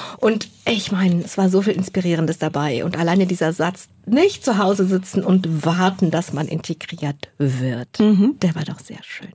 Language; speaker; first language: German; native; German